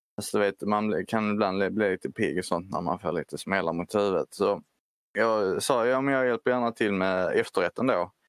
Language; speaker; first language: Swedish; native; Swedish